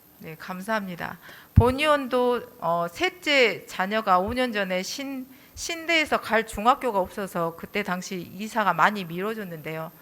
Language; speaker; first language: Korean; native; Korean